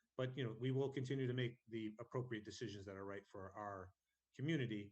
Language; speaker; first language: English; non-native, fluent; Spanish